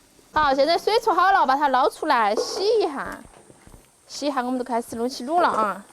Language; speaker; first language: Chinese; native; Chinese